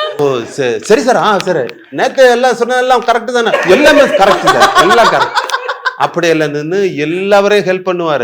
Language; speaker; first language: Tamil; non-native, learner; Malayalam